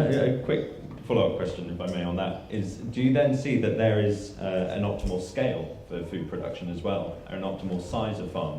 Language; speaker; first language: English; native; English